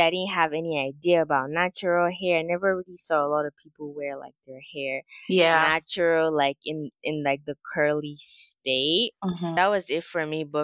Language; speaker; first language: English; non-native, local second language; Yoruba